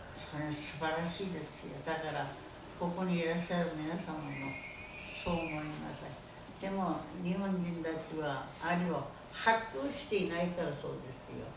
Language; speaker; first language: Japanese; non-native, fluent; Korean